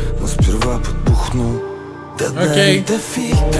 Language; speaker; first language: Russian; native; Russian